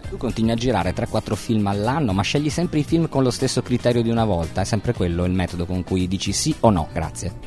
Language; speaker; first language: Italian; native; Italian